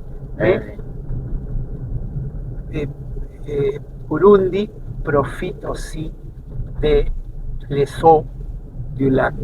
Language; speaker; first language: French; non-native, fluent; Spanish